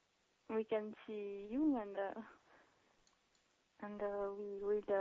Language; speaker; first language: English; non-native, learner; French